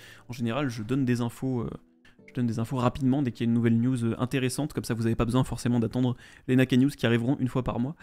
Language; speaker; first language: French; native; French